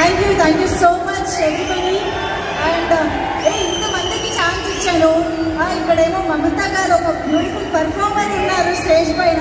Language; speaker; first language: Telugu; native; Telugu